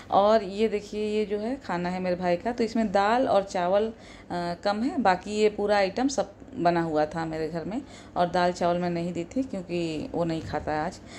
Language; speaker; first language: Hindi; native; Hindi